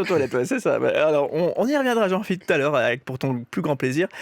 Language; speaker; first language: French; native; French